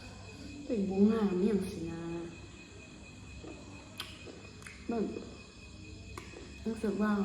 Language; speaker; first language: Thai; non-native, local second language; Lao